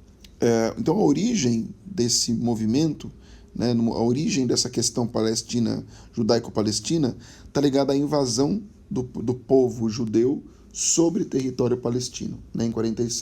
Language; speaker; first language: Portuguese; native; Portuguese